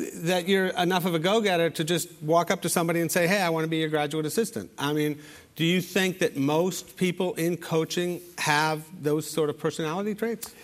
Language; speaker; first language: English; native; English